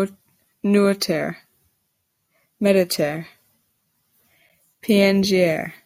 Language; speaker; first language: Italian; non-native, learner; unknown